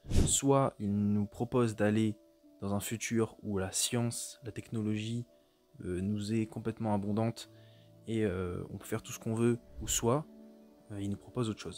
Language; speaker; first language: French; native; French